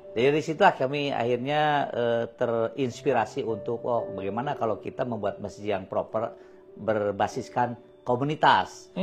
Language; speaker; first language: Indonesian; native; Indonesian